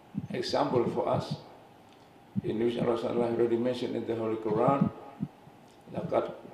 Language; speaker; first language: English; non-native, fluent; Indonesian